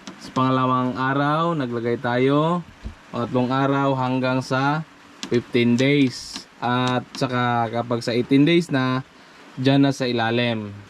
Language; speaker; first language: Filipino; non-native, local second language; Cebuano